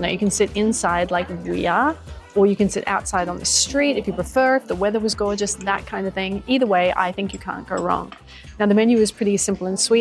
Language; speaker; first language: English; native; English